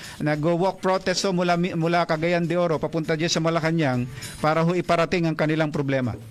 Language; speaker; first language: Filipino; native; Filipino